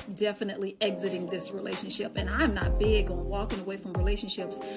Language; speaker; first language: English; native; English